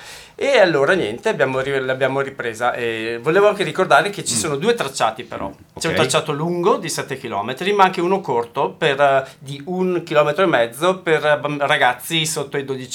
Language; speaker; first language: Italian; native; Italian